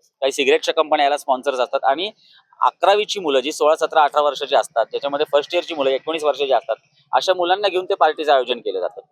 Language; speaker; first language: Marathi; native; Marathi